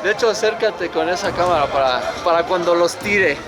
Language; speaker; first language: Spanish; native; Spanish